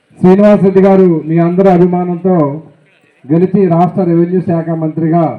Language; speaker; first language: Telugu; native; Telugu